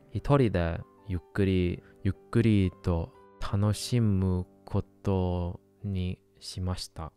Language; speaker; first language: Japanese; non-native, learner; English